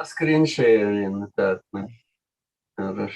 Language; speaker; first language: Russian; native; Russian